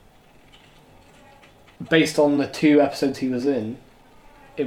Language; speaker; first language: English; native; English